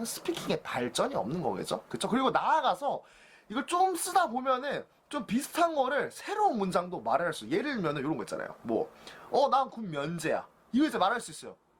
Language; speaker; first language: Korean; native; Korean